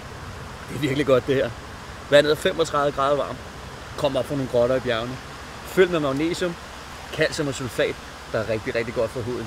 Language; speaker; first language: Danish; native; Danish